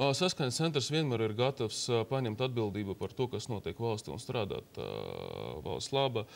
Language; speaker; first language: Latvian; non-native, local second language; Russian